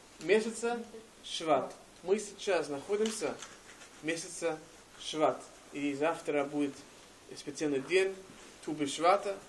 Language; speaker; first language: Russian; non-native, learner; English